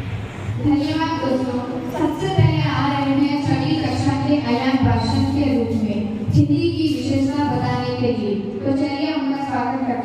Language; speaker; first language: Hindi; native; Hindi